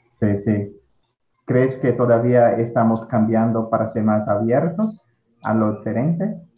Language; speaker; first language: Spanish; non-native, fluent; Portuguese